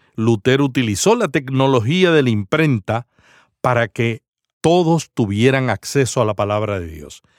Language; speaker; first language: Spanish; native; Spanish